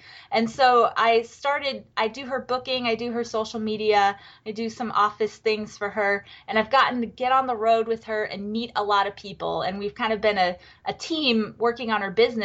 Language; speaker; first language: English; native; English